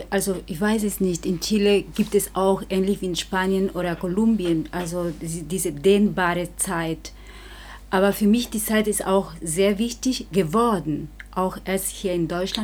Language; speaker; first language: German; non-native, fluent; Spanish